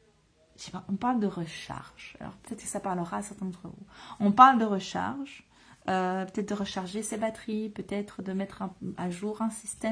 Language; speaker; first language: French; native; French